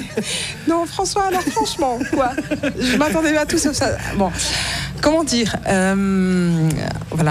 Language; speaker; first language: French; native; French